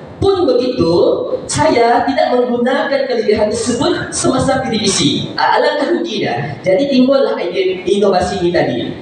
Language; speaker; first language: Malay; native; Malay